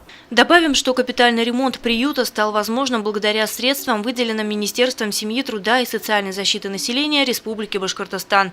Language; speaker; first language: Russian; native; Russian